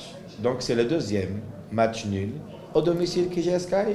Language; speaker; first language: French; non-native, local second language; Arabic